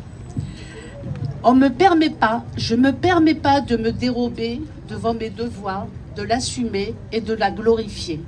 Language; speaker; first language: French; non-native, local second language; Kabyle